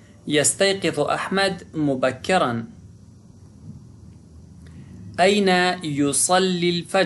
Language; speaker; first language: Arabic; non-native, fluent; Pashto